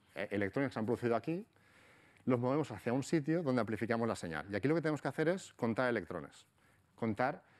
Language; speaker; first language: Spanish; native; Spanish